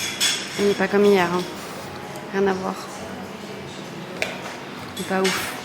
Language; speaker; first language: French; native; French